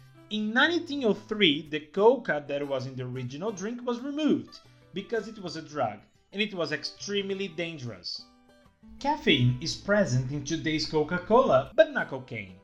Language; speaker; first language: English; non-native, fluent; Portuguese